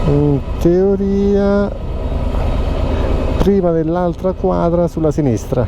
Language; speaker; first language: Italian; native; Italian